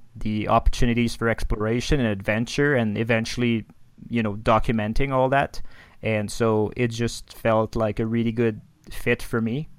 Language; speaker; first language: English; non-native, fluent; French